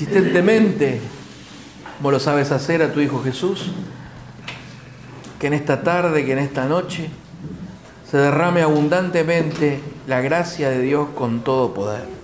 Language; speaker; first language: Spanish; native; Spanish